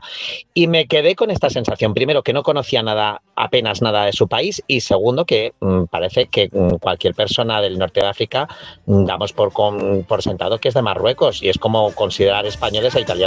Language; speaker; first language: Spanish; native; Spanish